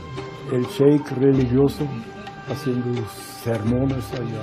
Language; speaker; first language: Spanish; non-native, fluent; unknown